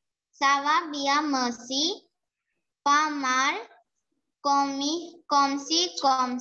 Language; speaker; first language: French; non-native, learner; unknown